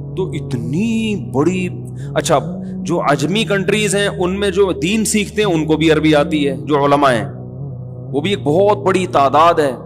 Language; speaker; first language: Urdu; native; Urdu